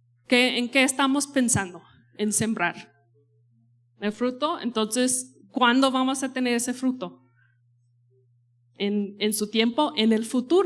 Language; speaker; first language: Spanish; non-native, fluent; English